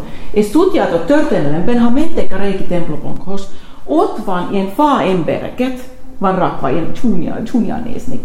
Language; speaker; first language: Hungarian; non-native, learner; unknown